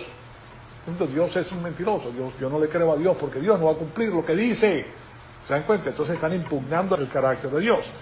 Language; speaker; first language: Spanish; native; Spanish